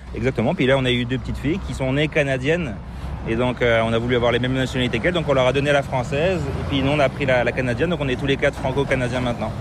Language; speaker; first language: French; native; French